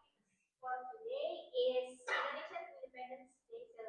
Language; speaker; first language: English; non-native, learner; Indonesian